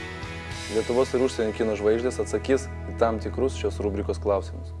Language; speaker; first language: Lithuanian; native; Lithuanian